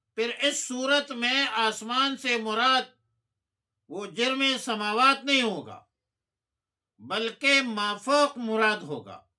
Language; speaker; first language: Urdu; non-native, local second language; Pashto